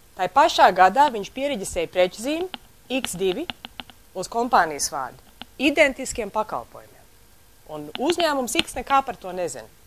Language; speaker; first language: Latvian; early bilingual, heritage; Latvian